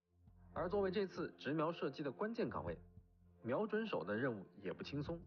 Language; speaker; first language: Chinese; native; Chinese